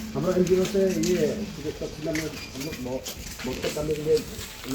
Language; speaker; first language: Hindi; non-native, local second language; Khasi